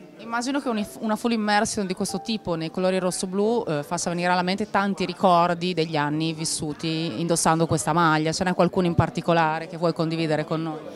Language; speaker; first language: Italian; native; Italian